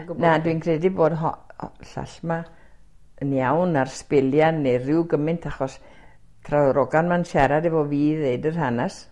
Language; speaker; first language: Welsh; early bilingual, heritage; Welsh